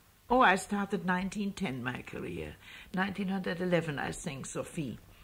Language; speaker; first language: English; non-native, fluent; German